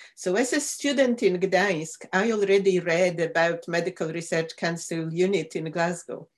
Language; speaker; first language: English; non-native, fluent; Polish